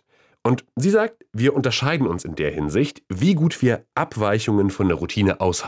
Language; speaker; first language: German; native; German